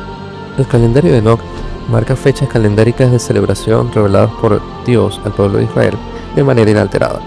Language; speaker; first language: Spanish; native; Spanish